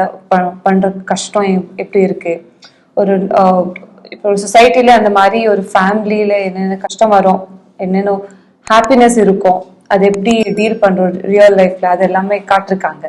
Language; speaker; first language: Tamil; non-native, fluent; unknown